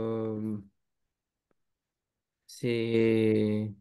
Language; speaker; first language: French; non-native, learner; Romanian